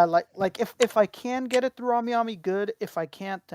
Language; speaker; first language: English; native; English